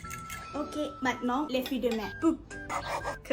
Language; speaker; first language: French; non-native, learner; Thai